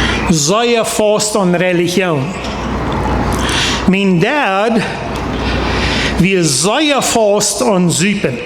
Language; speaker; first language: German; non-native, learner; Plautdietsch